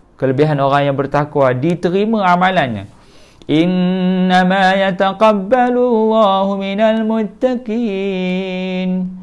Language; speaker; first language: Malay; native; Malay